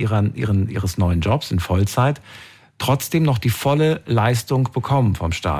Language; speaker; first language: German; native; German